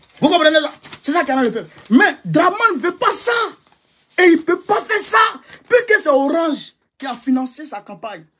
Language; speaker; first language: French; non-native, local second language; Bambara